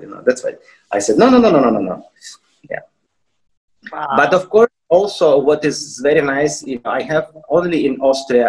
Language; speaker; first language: English; non-native, fluent; Russian